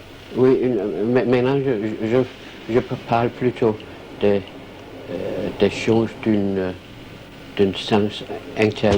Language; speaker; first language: French; non-native, fluent; Danish